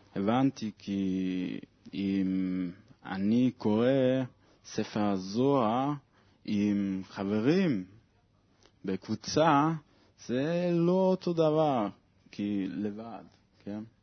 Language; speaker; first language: Hebrew; non-native, learner; Swiss German